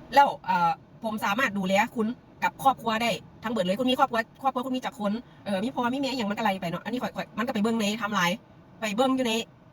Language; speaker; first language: Thai; native; Thai